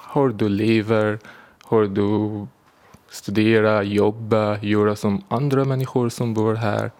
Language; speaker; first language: Swedish; non-native, fluent; Arabic